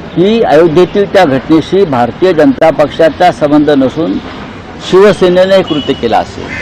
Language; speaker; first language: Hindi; non-native, local second language; Marathi